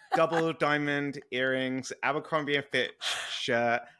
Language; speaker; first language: English; native; English